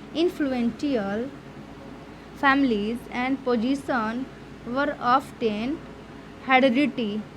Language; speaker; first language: English; non-native, local second language; Hindi